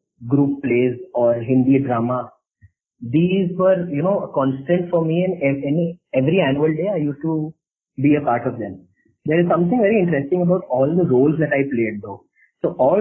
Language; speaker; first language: English; non-native, local second language; Malayalam